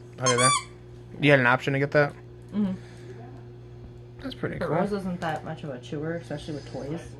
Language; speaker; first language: English; native; English